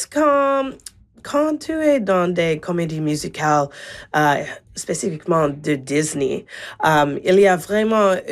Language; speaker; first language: French; non-native, learner; English